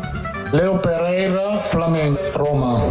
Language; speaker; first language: Portuguese; non-native, fluent; Italian